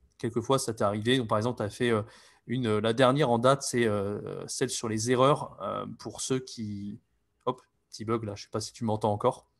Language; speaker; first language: French; native; French